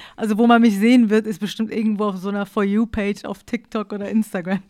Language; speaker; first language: German; early bilingual, other home language; Persian